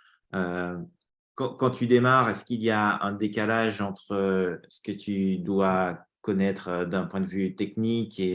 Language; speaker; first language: French; native; French